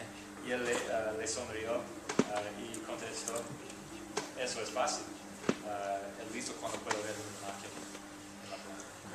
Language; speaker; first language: Spanish; non-native, fluent; English